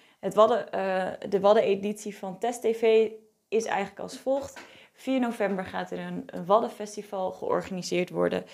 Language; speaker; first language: Dutch; native; Dutch